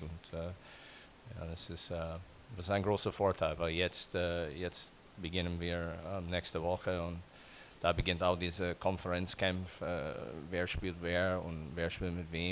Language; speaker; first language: German; non-native, fluent; English